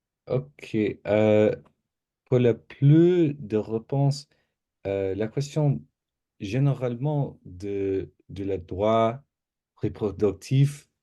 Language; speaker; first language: French; non-native, learner; English